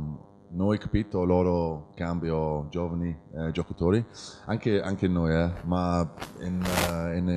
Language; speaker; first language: Italian; non-native, learner; English